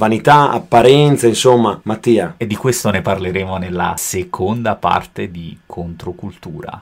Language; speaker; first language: Italian; native; Italian